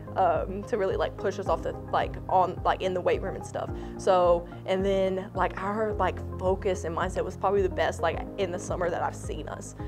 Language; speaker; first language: English; native; English